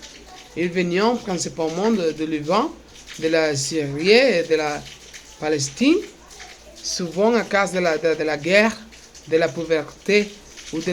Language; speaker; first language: French; non-native, learner; Spanish